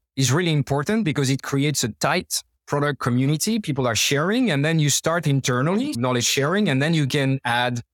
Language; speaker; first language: English; non-native, fluent; French